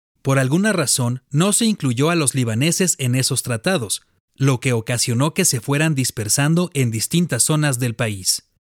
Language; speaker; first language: Spanish; native; Spanish